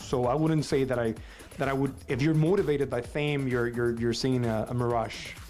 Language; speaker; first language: English; non-native, fluent; Spanish